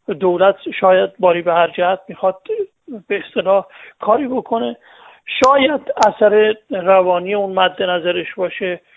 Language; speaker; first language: Persian; native; Persian